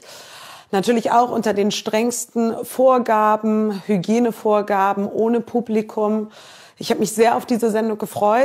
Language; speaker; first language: German; native; German